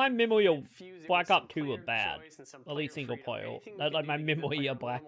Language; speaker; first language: English; native; English